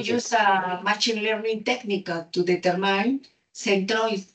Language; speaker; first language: English; non-native, learner; Spanish